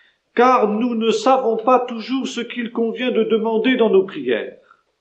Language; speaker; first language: French; native; French